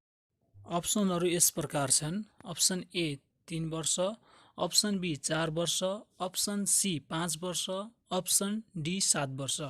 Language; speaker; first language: Nepali; native; Nepali